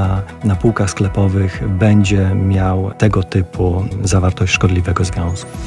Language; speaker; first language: Polish; native; Polish